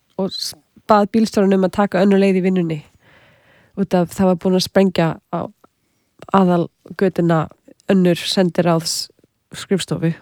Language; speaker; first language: Icelandic; non-native, fluent; English